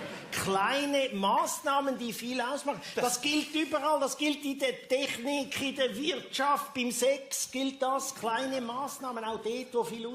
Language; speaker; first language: German; native; German